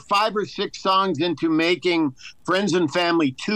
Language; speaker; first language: English; native; English